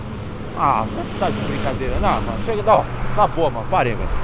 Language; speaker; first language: Portuguese; native; Portuguese